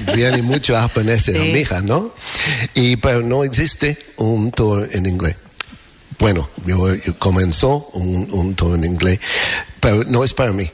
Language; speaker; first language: Spanish; non-native, learner; English